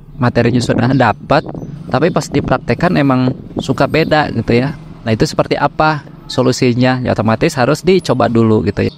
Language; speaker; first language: Indonesian; native; Indonesian